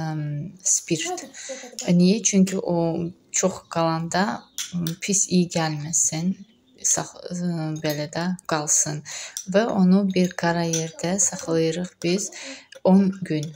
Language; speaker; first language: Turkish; non-native, learner; Azerbaijani